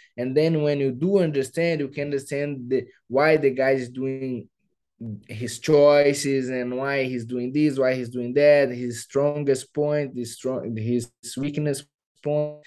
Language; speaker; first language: English; non-native, fluent; Portuguese